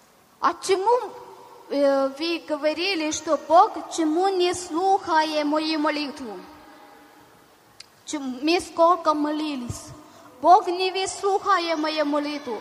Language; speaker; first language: Ukrainian; non-native, learner; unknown